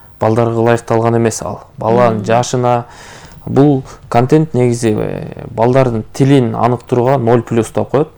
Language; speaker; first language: Kyrgyz; native; Kyrgyz